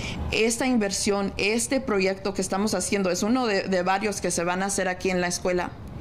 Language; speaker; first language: Spanish; early bilingual, heritage; Spanish